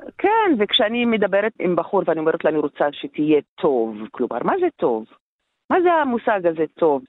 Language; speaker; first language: Hebrew; non-native, local second language; Arabic